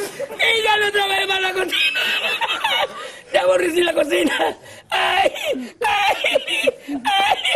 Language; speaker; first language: Spanish; native; Spanish